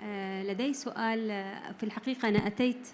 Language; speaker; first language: Arabic; native; Arabic